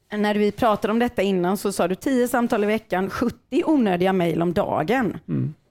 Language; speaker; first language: Swedish; native; Swedish